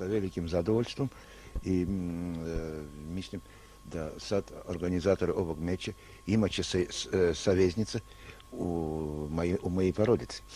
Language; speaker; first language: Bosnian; non-native, learner; Russian